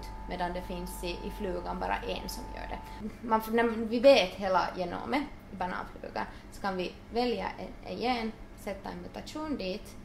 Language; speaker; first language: Swedish; non-native, local second language; Finnish